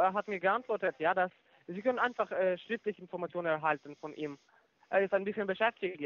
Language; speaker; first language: German; non-native, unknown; Russian